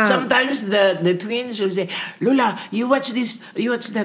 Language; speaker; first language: English; non-native, local second language; Cebuano